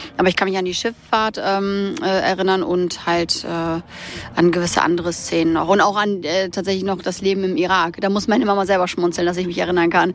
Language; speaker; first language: German; early bilingual, other home language; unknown